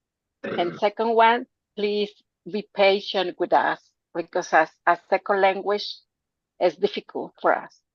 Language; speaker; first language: English; non-native, fluent; Spanish